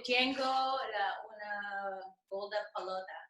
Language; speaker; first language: Spanish; non-native, learner; English